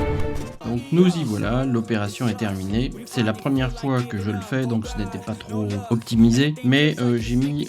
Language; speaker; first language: French; native; French